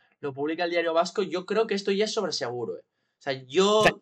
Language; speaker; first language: Spanish; native; Spanish